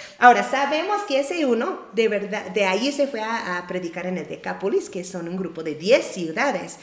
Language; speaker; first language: Spanish; non-native, fluent; English